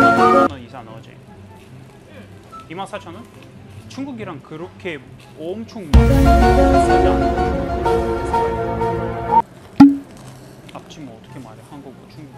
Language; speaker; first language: Korean; non-native, fluent; Russian